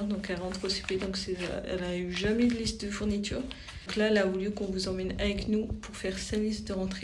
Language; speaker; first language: French; native; French